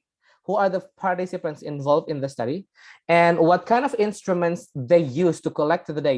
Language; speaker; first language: English; non-native, fluent; Indonesian